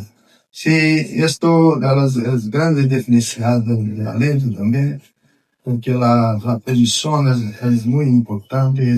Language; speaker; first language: Spanish; non-native, fluent; Portuguese